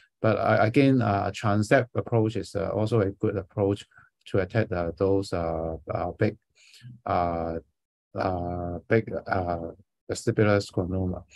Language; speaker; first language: English; non-native, fluent; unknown